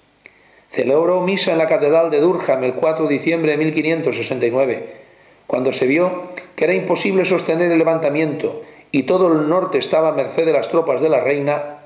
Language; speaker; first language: Spanish; native; Spanish